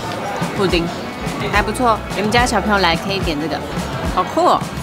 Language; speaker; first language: Chinese; native; Chinese